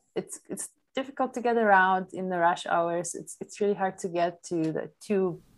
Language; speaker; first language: English; non-native, fluent; Polish